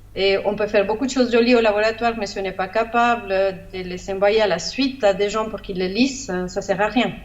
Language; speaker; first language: French; non-native, fluent; Spanish